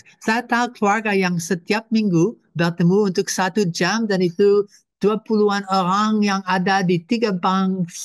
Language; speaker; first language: Indonesian; non-native, fluent; English